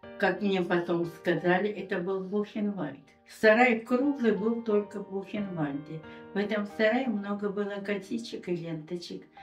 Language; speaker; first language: Russian; native; Russian